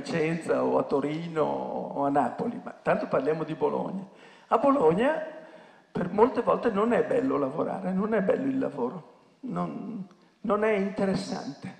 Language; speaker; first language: Italian; native; Italian